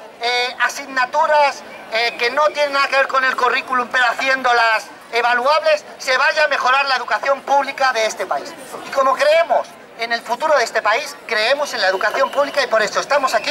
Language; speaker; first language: Spanish; native; Spanish